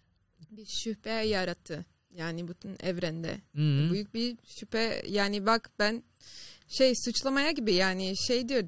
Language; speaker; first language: Turkish; non-native, fluent; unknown